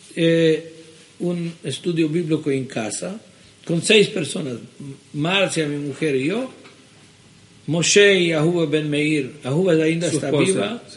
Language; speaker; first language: Spanish; early bilingual, heritage; Spanish